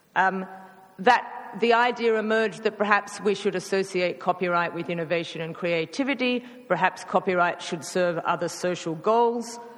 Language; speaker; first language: English; native; English